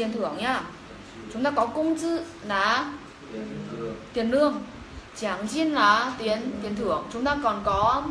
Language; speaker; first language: Chinese; non-native, fluent; Vietnamese